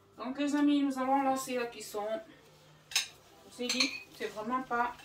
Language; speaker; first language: French; non-native, local second language; Fang